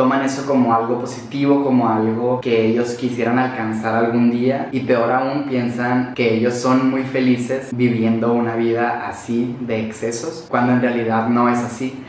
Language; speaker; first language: Spanish; native; Spanish